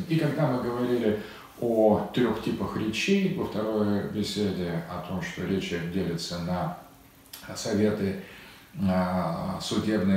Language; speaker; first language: Russian; native; Russian